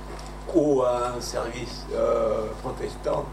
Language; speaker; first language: French; non-native, fluent; Spanish